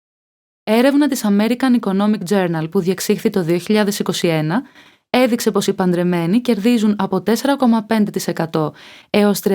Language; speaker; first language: Greek; native; Greek